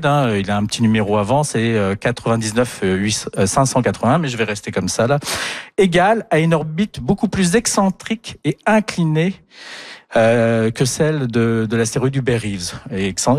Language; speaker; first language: French; native; French